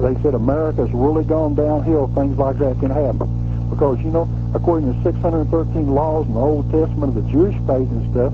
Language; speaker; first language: English; native; English